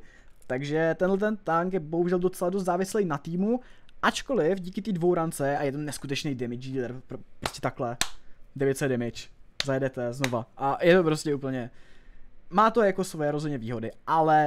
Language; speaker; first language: Czech; native; Czech